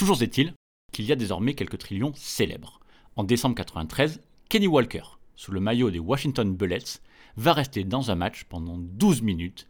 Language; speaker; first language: French; native; French